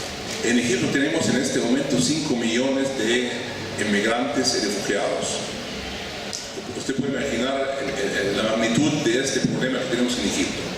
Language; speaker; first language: Spanish; non-native, fluent; Arabic